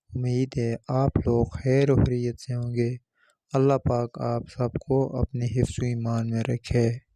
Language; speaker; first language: Urdu; non-native, local second language; Northern Hindko